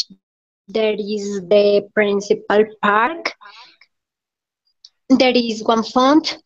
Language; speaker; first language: English; non-native, learner; Spanish